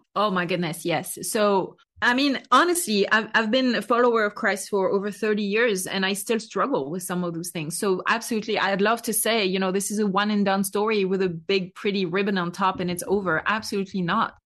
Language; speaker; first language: English; non-native, fluent; French